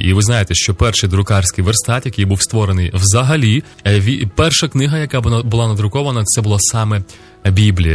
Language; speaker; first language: Ukrainian; native; Ukrainian